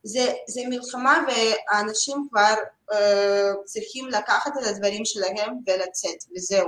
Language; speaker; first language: Hebrew; non-native, learner; Russian